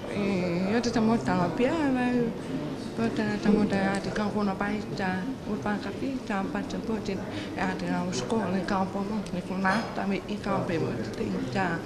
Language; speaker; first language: Croatian; early bilingual, other home language; German